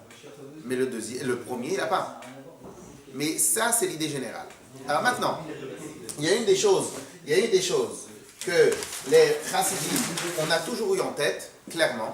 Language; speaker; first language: French; native; French